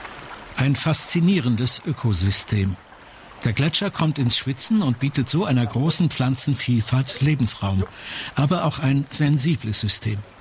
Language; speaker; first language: German; native; German